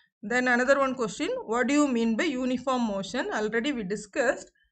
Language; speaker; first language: English; non-native, local second language; Tamil